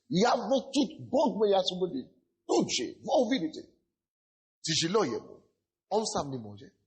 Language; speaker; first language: Russian; non-native, fluent; Yoruba